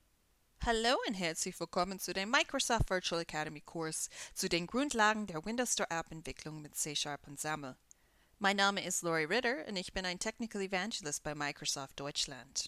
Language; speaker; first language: German; non-native, fluent; English